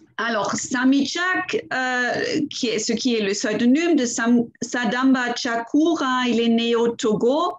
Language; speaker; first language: French; non-native, fluent; German